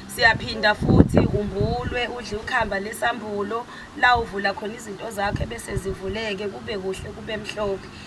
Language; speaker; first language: Zulu; native; Zulu